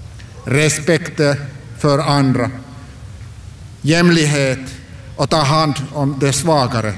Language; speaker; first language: Swedish; non-native, local second language; Finnish